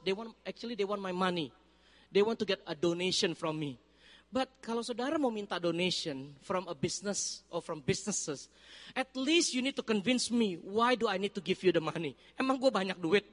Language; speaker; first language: English; non-native, fluent; Indonesian